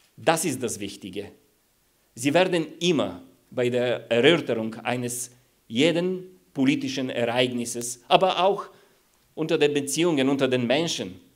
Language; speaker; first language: German; non-native, fluent; Bulgarian